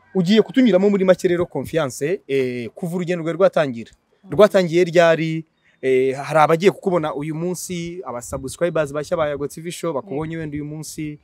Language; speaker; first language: Kinyarwanda; native; Kinyarwanda